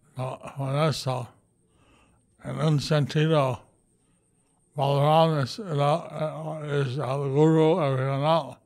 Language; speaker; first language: Spanish; non-native, learner; English